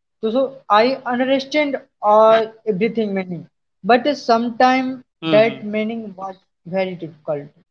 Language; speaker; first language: English; non-native, learner; Hindi